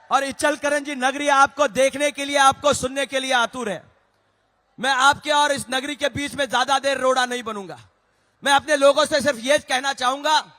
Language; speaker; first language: Hindi; non-native, local second language; Marathi